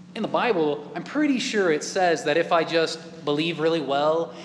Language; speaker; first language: English; native; English